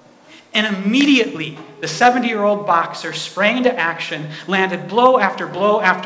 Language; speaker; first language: English; native; English